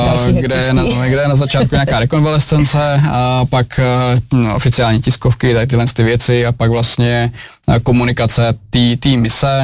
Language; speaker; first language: Czech; native; Czech